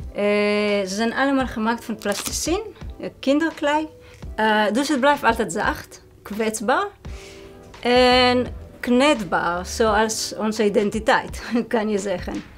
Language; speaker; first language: Dutch; non-native, fluent; Hebrew